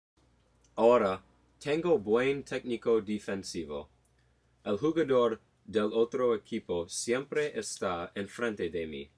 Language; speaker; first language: Spanish; non-native, learner; English